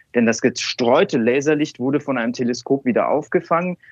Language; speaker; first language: German; native; German